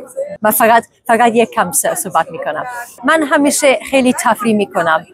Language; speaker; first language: Persian; non-native, learner; English